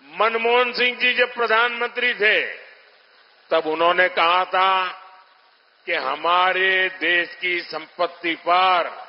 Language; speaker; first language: Hindi; non-native, local second language; Gujarati